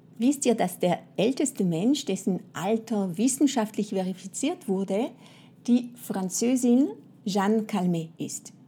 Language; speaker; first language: German; non-native, fluent; French